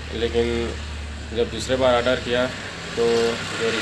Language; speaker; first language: Hindi; native; Hindi